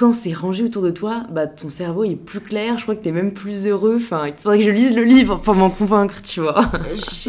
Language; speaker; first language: French; native; French